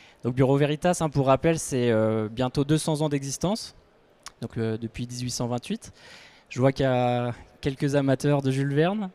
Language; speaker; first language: French; native; French